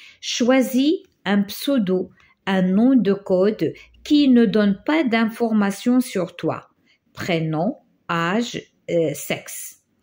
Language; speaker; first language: French; non-native, local second language; Arabic